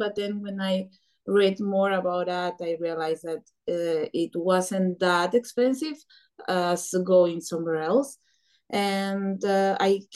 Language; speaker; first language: English; non-native, fluent; Spanish